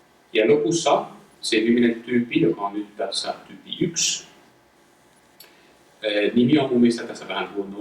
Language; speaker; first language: Finnish; non-native, fluent; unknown